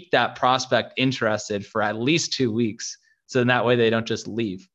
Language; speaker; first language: English; native; English